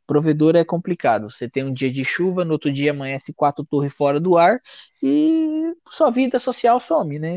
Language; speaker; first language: Portuguese; native; Portuguese